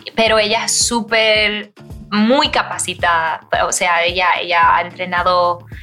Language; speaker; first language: Spanish; early bilingual, heritage; Spanish